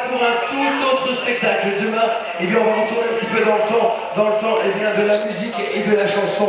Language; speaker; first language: French; native; French